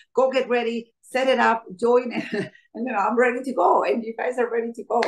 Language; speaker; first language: English; non-native, fluent; Spanish